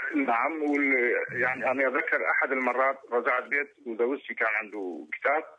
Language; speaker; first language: Arabic; non-native, local second language; Kurdish